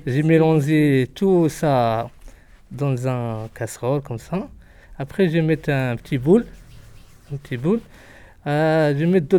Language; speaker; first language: French; non-native, learner; Arabic